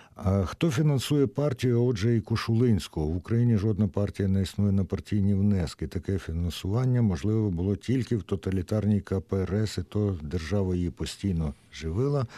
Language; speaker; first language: Ukrainian; native; Ukrainian